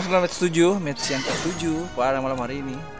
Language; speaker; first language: Indonesian; native; Indonesian